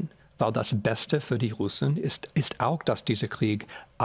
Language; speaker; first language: German; non-native, fluent; English